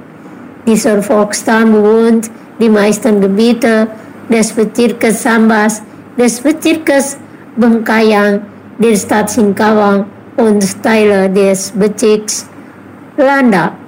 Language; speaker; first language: German; non-native, learner; Indonesian